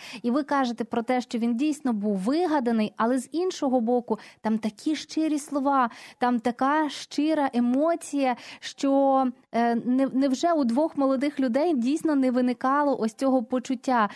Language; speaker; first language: Ukrainian; native; Ukrainian